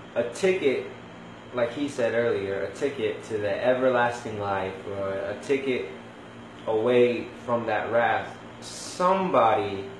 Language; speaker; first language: English; early bilingual, other home language; Spanish